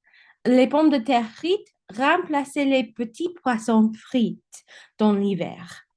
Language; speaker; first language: French; non-native, learner; English